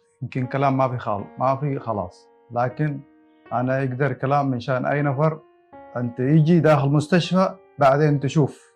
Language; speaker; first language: Arabic; non-native, learner; Bangla